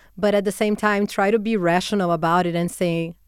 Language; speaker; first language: English; non-native, fluent; Portuguese